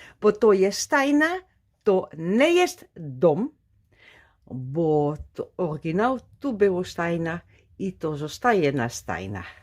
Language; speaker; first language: Polish; non-native, learner; Dutch